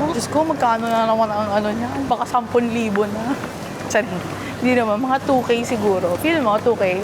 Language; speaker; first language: Filipino; native; Filipino